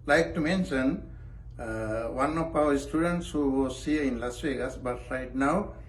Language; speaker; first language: English; non-native, local second language; Sinhala